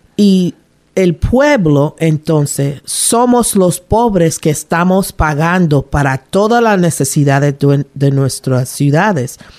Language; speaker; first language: Spanish; native; Spanish